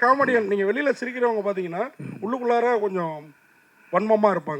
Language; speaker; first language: Tamil; native; Tamil